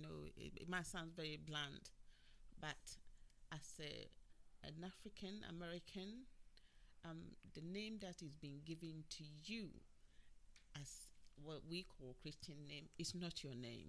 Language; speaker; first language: English; native; English